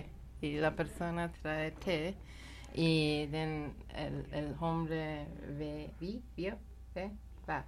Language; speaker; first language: Spanish; non-native, learner; Persian